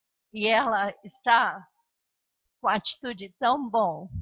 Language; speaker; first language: Portuguese; non-native, fluent; English